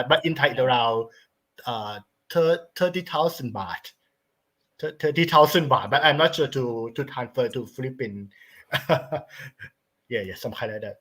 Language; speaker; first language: English; non-native, learner; Thai